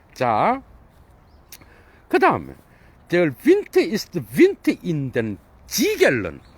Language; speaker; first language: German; non-native, fluent; Korean